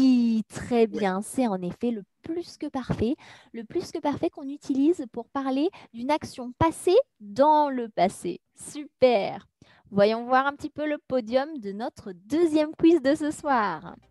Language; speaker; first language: French; native; French